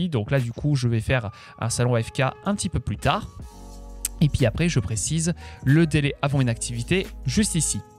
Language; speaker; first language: French; native; French